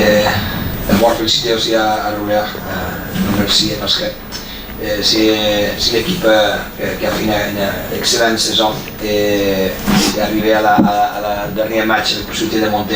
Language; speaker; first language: French; non-native, fluent; Spanish